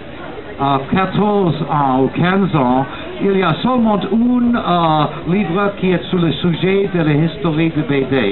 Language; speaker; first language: French; non-native, learner; English